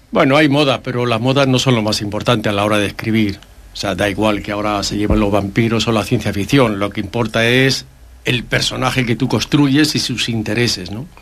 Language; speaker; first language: Spanish; early bilingual, heritage; Spanish